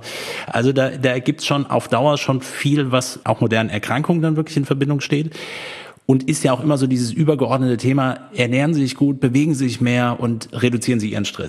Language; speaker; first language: German; native; German